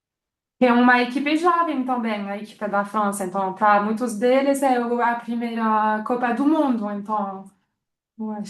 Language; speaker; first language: Portuguese; non-native, fluent; French